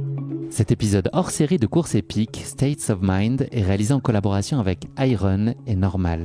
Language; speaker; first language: French; native; French